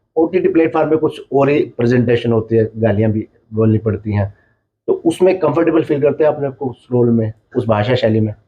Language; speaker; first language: Hindi; native; Hindi